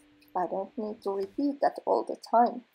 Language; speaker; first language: English; non-native, fluent; Finnish